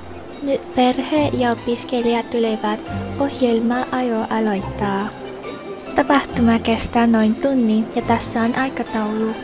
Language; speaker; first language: Finnish; non-native, learner; Vietnamese